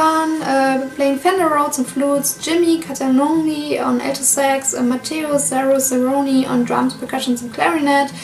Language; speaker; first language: English; non-native, fluent; German